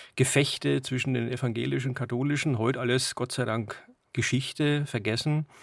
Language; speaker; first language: German; native; German